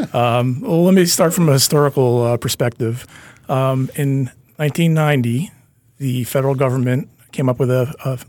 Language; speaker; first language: English; native; English